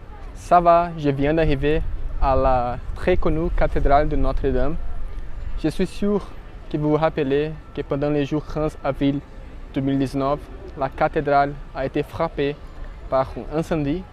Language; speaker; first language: French; non-native, learner; Portuguese